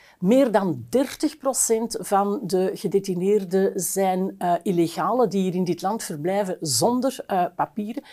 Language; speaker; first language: Dutch; native; Dutch